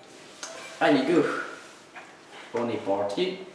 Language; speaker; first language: French; native; French